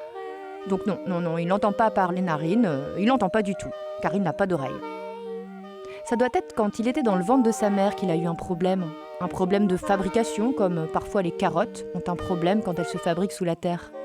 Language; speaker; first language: French; native; French